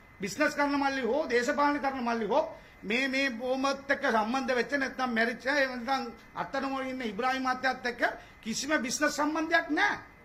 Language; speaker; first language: Sinhala; non-native, local second language; Tamil